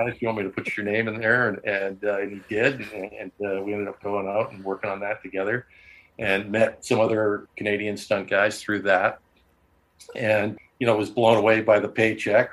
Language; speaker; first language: English; native; English